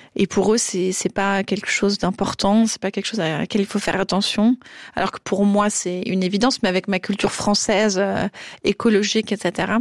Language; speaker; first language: French; native; French